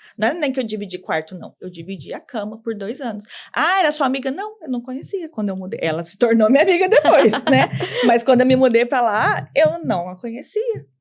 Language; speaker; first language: Portuguese; native; Portuguese